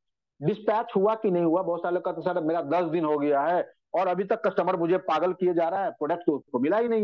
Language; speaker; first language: Hindi; native; Hindi